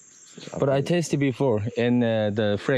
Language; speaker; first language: English; non-native, learner; Korean